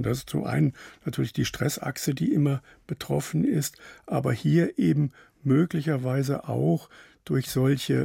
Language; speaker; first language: German; native; German